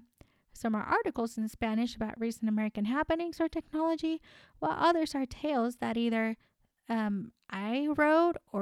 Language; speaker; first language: English; non-native, fluent; Spanish